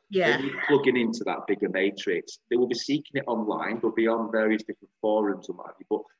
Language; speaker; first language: English; native; English